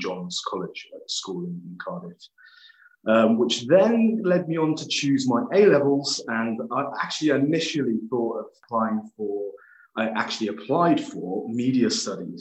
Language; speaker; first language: English; native; English